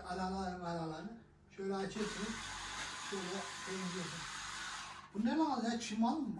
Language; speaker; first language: Turkish; native; Turkish